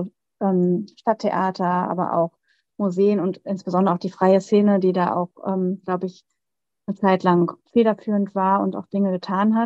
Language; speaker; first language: German; native; German